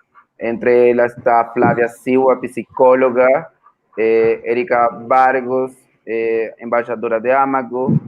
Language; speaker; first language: Portuguese; non-native, fluent; Spanish